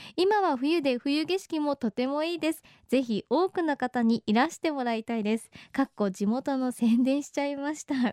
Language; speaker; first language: Japanese; native; Japanese